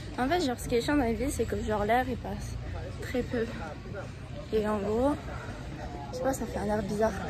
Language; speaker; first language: French; native; French